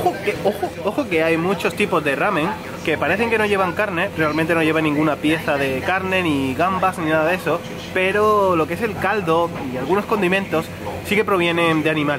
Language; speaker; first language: Spanish; native; Spanish